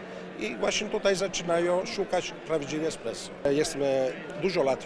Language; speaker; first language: Polish; non-native, learner; Italian